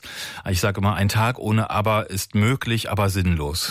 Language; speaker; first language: German; native; German